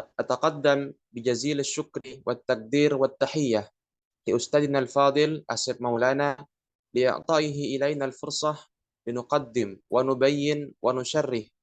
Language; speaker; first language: Arabic; non-native, learner; Indonesian